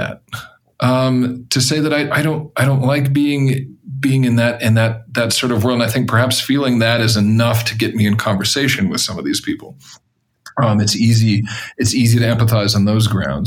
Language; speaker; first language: English; native; English